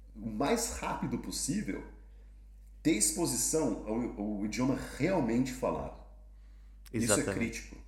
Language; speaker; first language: Portuguese; native; Portuguese